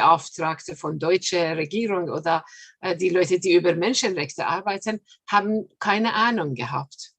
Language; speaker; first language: German; non-native, fluent; Persian